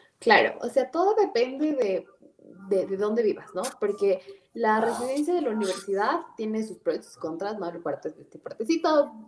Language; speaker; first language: Spanish; native; Spanish